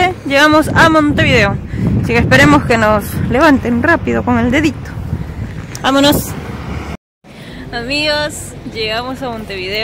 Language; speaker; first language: Spanish; native; Spanish